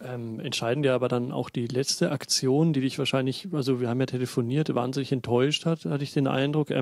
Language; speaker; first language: German; native; German